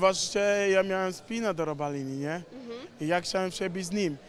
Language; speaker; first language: Polish; non-native, learner; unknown